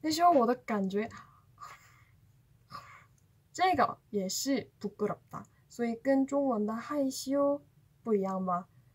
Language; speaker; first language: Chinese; non-native, fluent; Korean